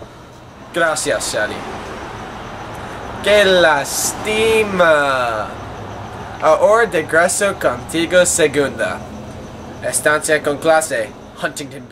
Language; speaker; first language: Spanish; non-native, learner; English